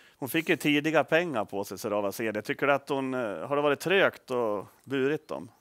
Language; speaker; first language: Swedish; native; Swedish